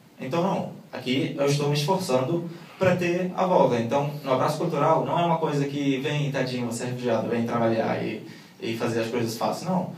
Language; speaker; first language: Portuguese; non-native, fluent; Arabic